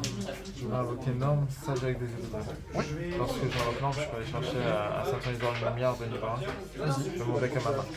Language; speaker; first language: French; native; French